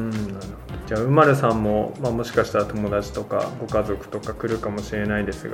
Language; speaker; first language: Japanese; native; Japanese